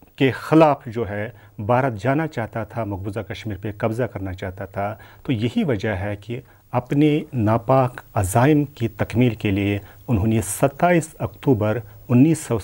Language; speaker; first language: Urdu; non-native, local second language; Kashmiri